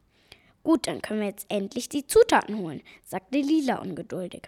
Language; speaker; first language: German; native; German